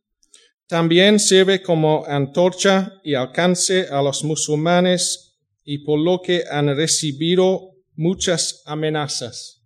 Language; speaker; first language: Spanish; non-native, fluent; English